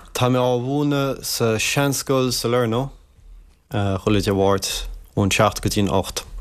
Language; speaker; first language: Irish; early bilingual, other home language; French